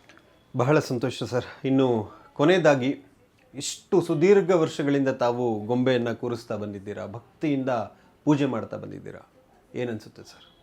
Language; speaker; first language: Kannada; native; Kannada